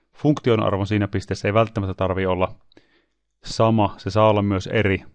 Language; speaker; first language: Finnish; native; Finnish